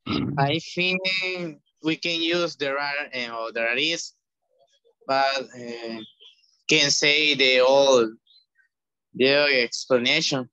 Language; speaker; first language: English; non-native, learner; Spanish